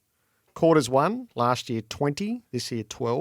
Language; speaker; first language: English; native; English